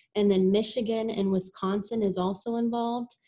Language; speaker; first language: English; native; English